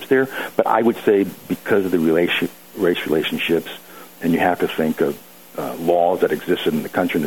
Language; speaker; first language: English; native; English